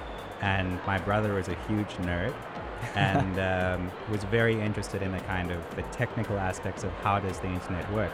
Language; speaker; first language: English; native; English